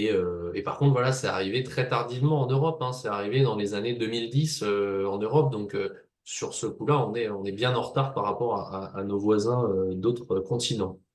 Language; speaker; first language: French; native; French